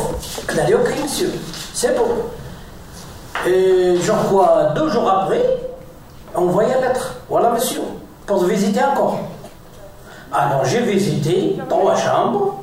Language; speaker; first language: French; non-native, learner; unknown